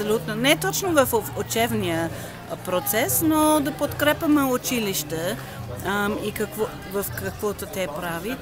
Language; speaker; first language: Bulgarian; non-native, learner; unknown